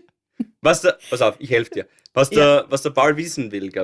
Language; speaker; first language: German; native; German